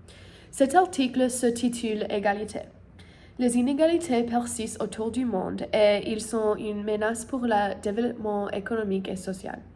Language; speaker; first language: French; non-native, learner; English